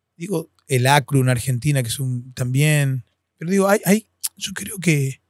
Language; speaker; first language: Spanish; native; Spanish